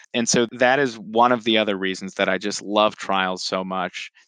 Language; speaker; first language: English; native; English